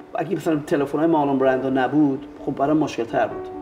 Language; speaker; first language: Persian; native; Persian